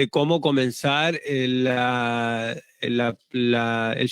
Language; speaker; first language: Spanish; native; Spanish